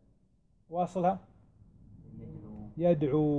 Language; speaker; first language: Arabic; native; Arabic